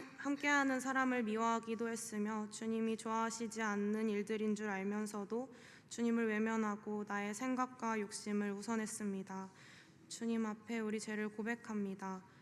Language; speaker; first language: Korean; native; Korean